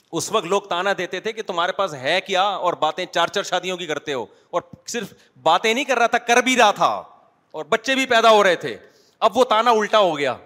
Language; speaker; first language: Urdu; native; Urdu